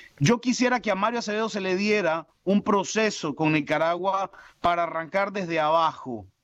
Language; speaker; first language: Spanish; native; Spanish